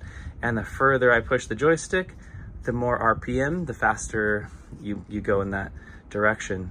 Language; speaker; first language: English; native; English